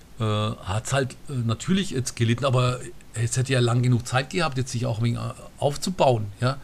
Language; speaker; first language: German; early bilingual, other home language; Turkish